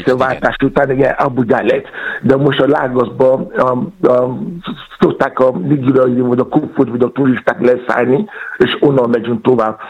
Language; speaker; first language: Hungarian; non-native, learner; Yoruba